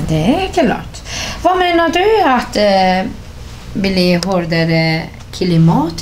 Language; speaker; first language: Swedish; non-native, fluent; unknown